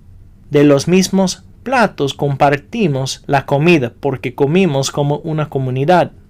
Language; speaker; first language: Spanish; non-native, fluent; English